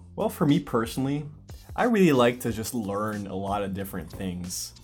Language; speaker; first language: English; native; English